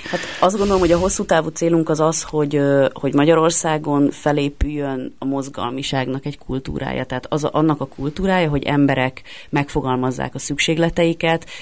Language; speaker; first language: Hungarian; native; Hungarian